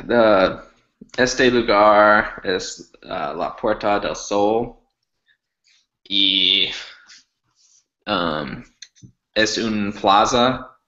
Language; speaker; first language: Spanish; non-native, learner; English